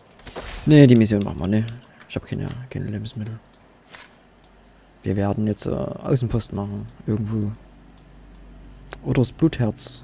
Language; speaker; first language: German; native; German